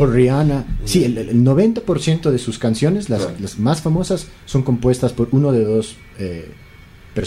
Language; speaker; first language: Spanish; native; Spanish